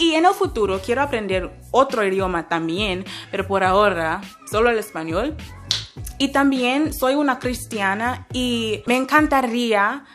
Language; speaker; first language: Spanish; non-native, fluent; English